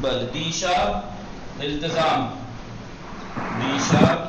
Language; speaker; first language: Persian; non-native, fluent; Urdu